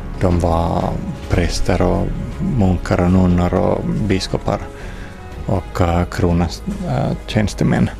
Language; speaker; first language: Swedish; non-native, fluent; Finnish